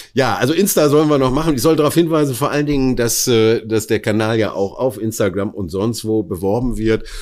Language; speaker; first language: German; native; German